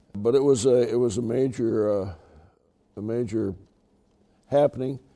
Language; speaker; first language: English; native; English